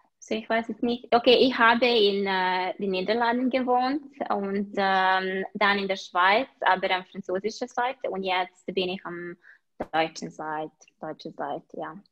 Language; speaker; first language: German; non-native, learner; Serbian